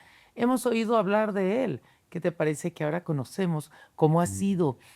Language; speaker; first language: Spanish; native; Spanish